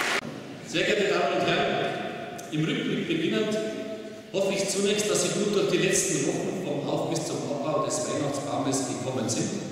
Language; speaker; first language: German; native; German